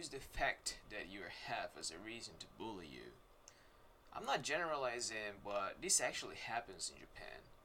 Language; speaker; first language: English; non-native, fluent; Japanese